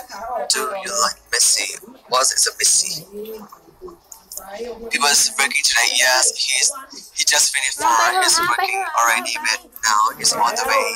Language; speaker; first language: English; non-native, learner; Thai